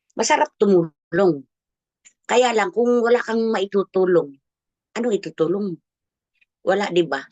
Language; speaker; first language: Filipino; non-native, local second language; Cebuano